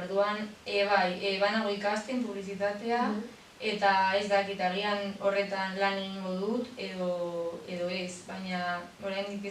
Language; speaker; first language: Basque; non-native, local second language; Spanish